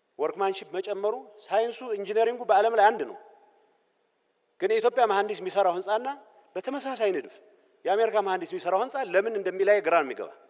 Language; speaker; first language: Amharic; non-native, local second language; Tigrinya